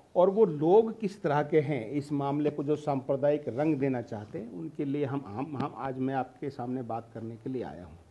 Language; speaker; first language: Hindi; native; Hindi